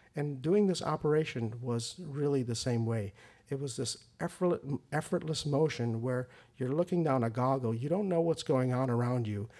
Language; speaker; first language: English; early bilingual, other home language; Persian